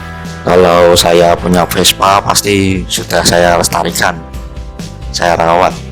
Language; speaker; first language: Indonesian; native; Indonesian